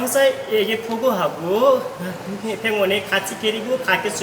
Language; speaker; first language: Korean; non-native, learner; Nepali